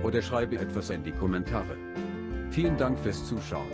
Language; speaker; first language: German; native; German